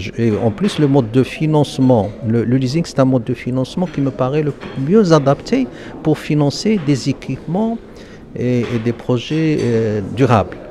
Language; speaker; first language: French; non-native, local second language; Arabic